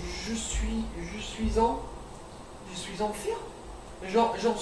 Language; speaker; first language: French; non-native, learner; English